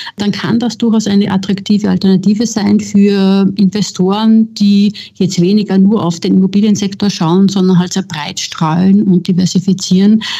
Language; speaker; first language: German; native; German